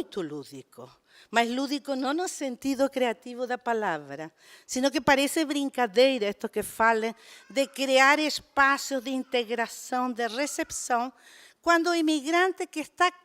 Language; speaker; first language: Portuguese; non-native, fluent; Spanish